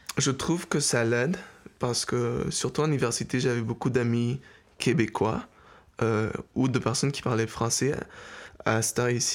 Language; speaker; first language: French; early bilingual, heritage; French